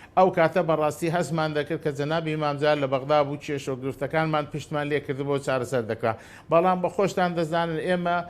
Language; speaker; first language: Central Kurdish; non-native, local second language; Azerbaijani